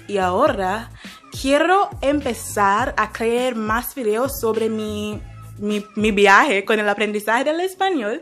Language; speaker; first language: Spanish; non-native, fluent; English